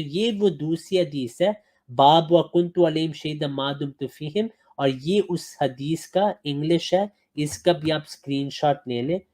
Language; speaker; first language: Urdu; native; Urdu